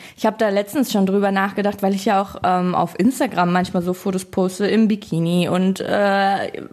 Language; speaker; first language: German; native; German